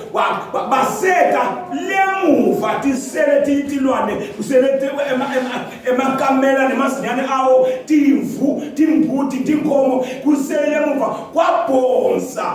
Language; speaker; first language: Zulu; non-native, local second language; Swati